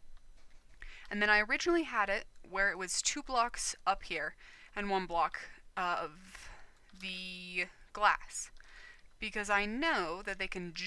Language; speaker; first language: English; native; English